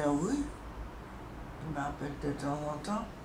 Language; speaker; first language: French; non-native, local second language; Guadeloupean Creole French